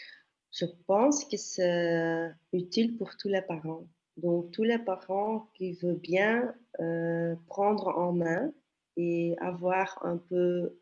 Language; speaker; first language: French; non-native, local second language; Dutch